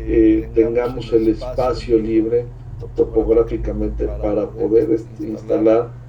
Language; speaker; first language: Spanish; native; Spanish